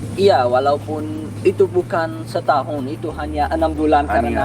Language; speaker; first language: Indonesian; non-native, learner; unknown